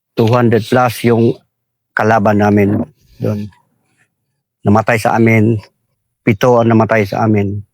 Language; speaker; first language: Filipino; non-native, local second language; Cebuano